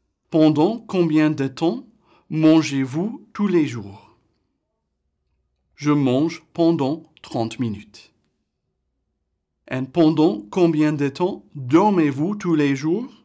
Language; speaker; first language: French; non-native, fluent; English